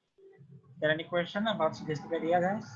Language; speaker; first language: English; non-native, fluent; Indonesian